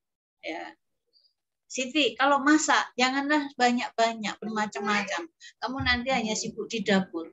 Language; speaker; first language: Indonesian; native; Indonesian